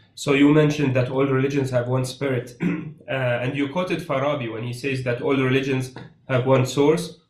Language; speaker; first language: English; non-native, fluent; Arabic